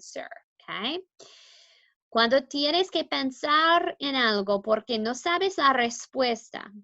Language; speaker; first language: Spanish; non-native, fluent; English